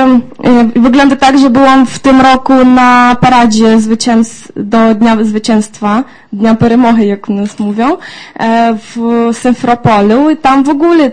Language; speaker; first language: Polish; non-native, fluent; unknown